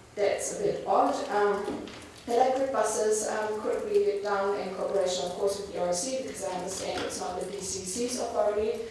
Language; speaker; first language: English; non-native, fluent; German